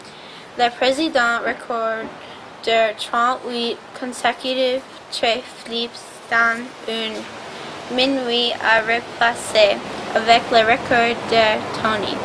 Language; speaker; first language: French; non-native, learner; English